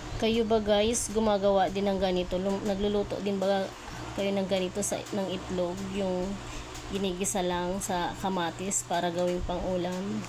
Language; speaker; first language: Filipino; non-native, local second language; Bikol